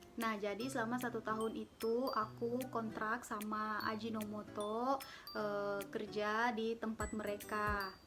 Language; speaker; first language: Indonesian; native; Indonesian